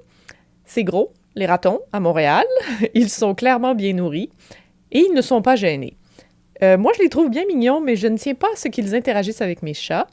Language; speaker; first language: French; native; French